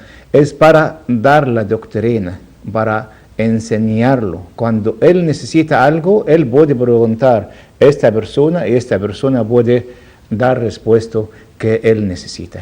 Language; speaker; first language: Spanish; non-native, learner; Arabic